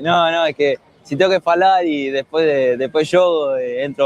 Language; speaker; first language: Portuguese; non-native, learner; Spanish